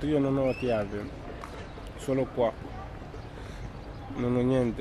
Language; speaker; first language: Italian; non-native, learner; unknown